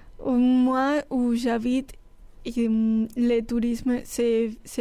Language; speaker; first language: French; non-native, fluent; Spanish